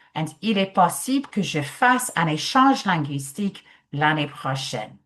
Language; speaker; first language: French; non-native, fluent; English